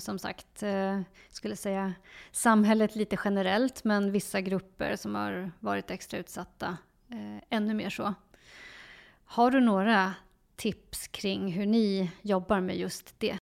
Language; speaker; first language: Swedish; native; Swedish